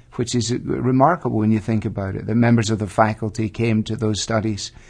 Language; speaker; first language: English; native; English